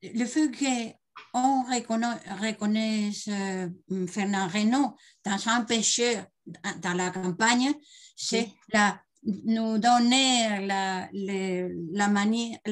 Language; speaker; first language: French; non-native, learner; Spanish